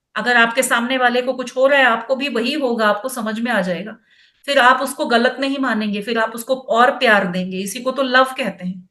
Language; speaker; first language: Hindi; non-native, local second language; Kannada